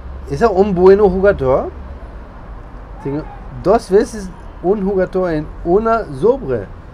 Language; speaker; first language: Spanish; non-native, learner; German